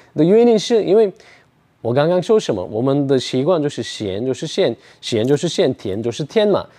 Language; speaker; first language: Chinese; non-native, fluent; Turkish